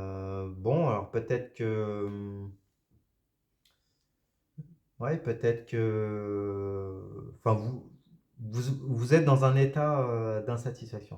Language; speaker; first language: French; native; French